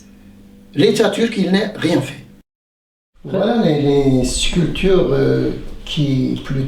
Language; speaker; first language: French; non-native, learner; Turkish